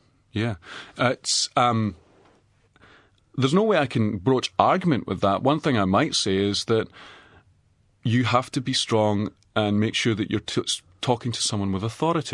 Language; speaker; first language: English; native; English